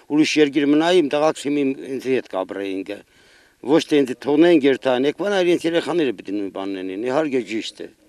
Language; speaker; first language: Armenian; native; Armenian